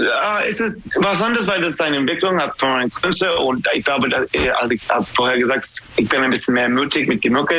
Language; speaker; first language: German; non-native, fluent; English